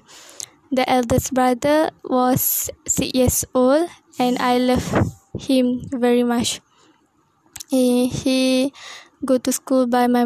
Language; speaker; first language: English; non-native, local second language; Malay